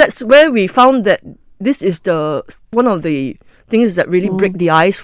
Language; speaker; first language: English; non-native, local second language; Cantonese